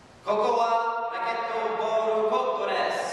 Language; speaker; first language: Japanese; non-native, learner; English